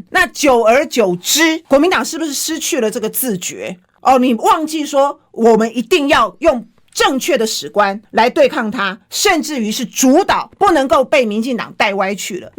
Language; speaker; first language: Chinese; native; Chinese